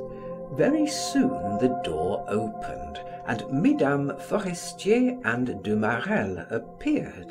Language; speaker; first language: English; native; English